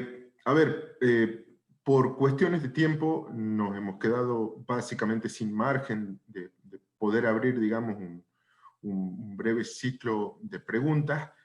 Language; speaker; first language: Spanish; native; Spanish